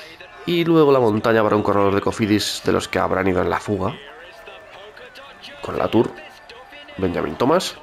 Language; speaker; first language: Spanish; native; Spanish